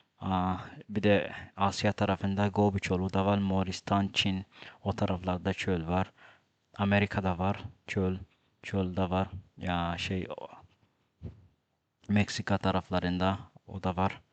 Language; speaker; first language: Turkish; non-native, fluent; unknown